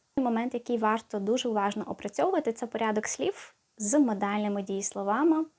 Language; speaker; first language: Ukrainian; native; Ukrainian